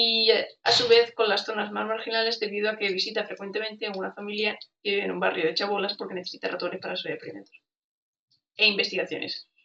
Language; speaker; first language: Spanish; native; Spanish